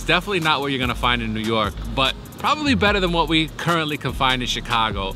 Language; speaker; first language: English; native; English